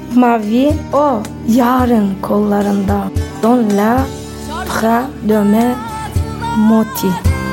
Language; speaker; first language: French; non-native, fluent; Turkish